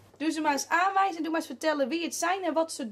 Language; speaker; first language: Dutch; native; Dutch